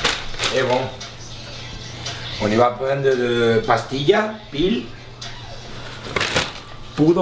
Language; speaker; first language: French; non-native, learner; Spanish